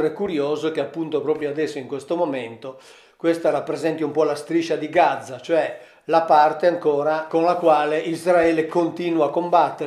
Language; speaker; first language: Italian; native; Italian